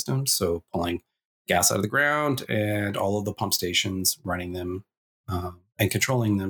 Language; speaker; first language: English; native; English